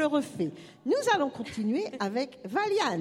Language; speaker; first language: French; native; French